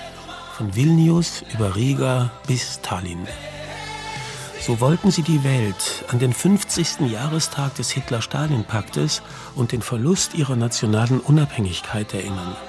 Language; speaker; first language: German; native; German